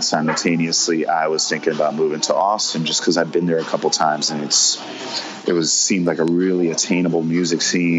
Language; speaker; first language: English; native; English